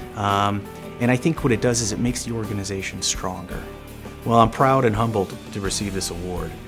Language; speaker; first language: English; native; English